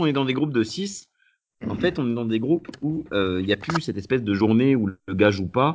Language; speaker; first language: French; native; French